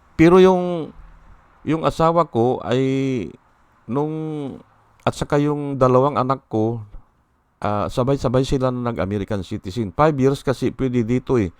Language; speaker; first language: Filipino; native; Filipino